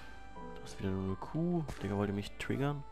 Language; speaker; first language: German; native; German